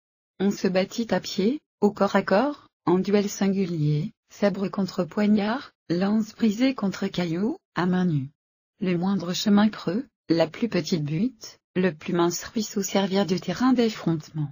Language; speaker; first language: French; native; French